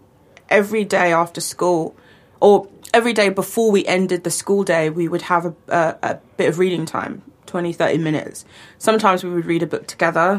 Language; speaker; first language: English; native; English